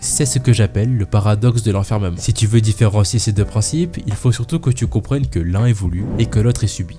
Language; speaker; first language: French; native; French